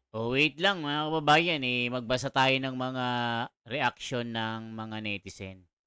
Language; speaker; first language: Filipino; native; Filipino